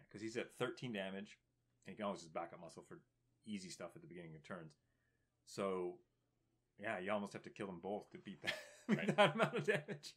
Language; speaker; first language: English; native; English